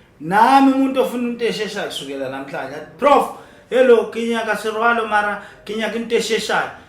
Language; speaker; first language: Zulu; non-native, local second language; Northern Sotho